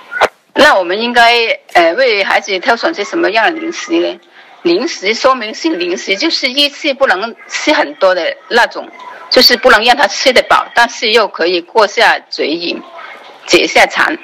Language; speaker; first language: Chinese; native; Chinese